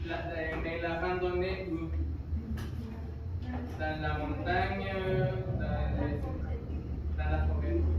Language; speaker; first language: French; non-native, fluent; Spanish